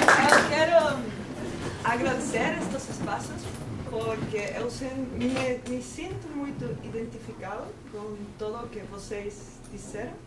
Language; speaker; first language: Portuguese; non-native, learner; Spanish